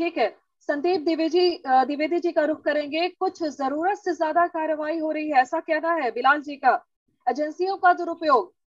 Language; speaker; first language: Hindi; native; Hindi